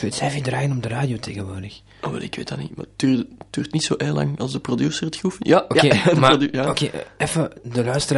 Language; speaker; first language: Dutch; native; Dutch